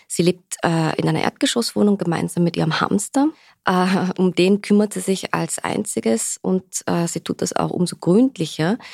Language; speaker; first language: German; native; German